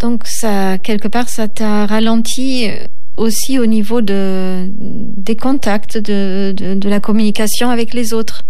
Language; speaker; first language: French; native; French